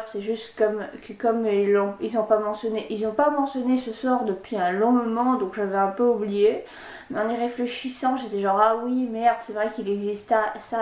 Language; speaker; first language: French; native; French